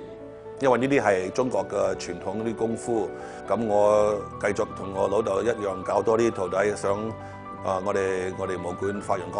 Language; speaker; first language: Cantonese; early bilingual, heritage; Cantonese